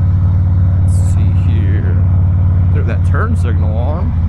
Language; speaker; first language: English; native; English